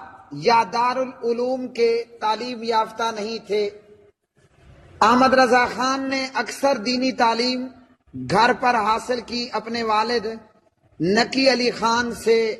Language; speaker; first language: Urdu; native; Urdu